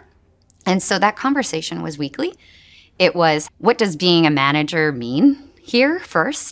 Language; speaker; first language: English; native; English